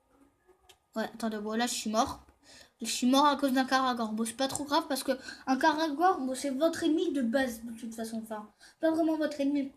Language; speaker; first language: French; native; French